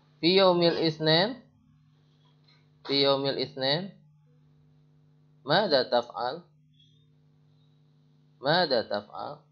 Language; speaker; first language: Arabic; non-native, fluent; Indonesian